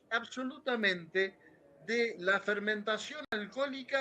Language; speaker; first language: Spanish; native; Spanish